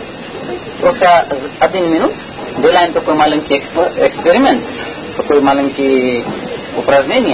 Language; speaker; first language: Russian; non-native, learner; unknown